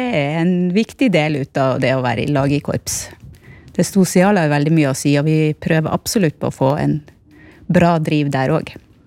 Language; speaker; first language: Norwegian; native; Norwegian